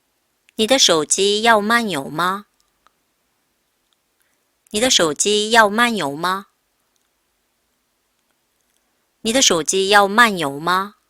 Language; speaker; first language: Chinese; non-native, fluent; Korean